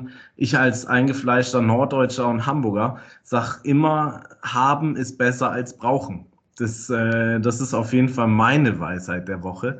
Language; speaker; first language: German; native; German